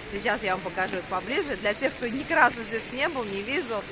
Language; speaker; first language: Russian; native; Russian